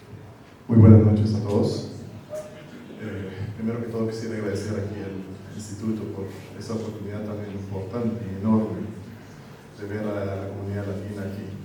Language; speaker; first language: Spanish; non-native, fluent; Arabic